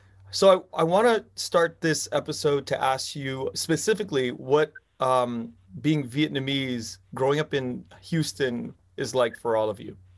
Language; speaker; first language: English; early bilingual, other home language; Vietnamese